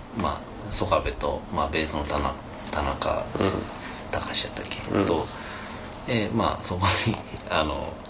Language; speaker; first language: Japanese; native; Japanese